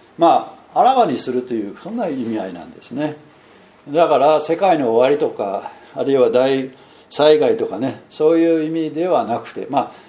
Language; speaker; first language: Japanese; non-native, fluent; English